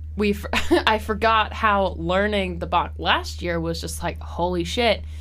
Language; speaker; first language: English; native; English